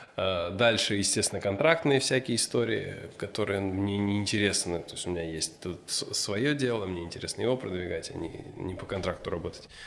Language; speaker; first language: Russian; native; Russian